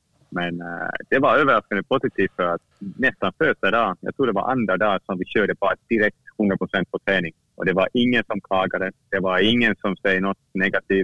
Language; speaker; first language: Swedish; non-native, fluent; Finnish